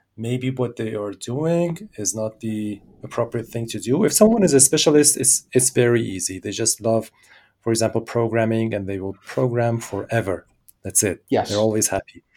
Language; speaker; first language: English; non-native, fluent; Persian